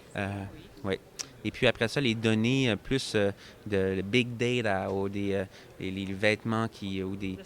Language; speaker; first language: French; native; French